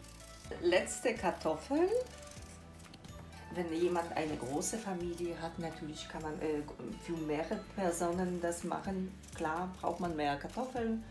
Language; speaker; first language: German; non-native, fluent; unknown